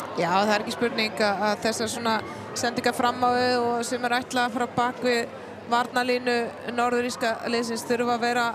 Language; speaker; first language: Icelandic; native; Icelandic